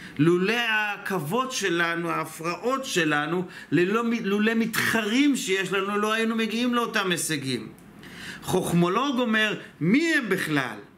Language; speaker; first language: Hebrew; native; Hebrew